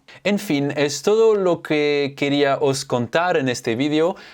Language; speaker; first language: Spanish; non-native, fluent; French